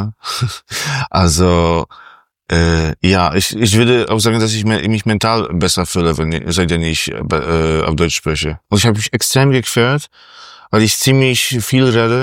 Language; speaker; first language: German; non-native, fluent; Polish